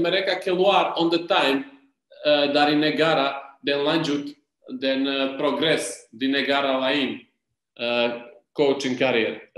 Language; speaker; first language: Indonesian; non-native, learner; Serbian